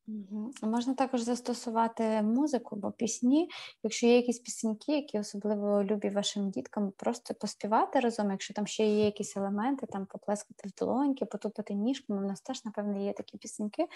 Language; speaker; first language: Ukrainian; native; Ukrainian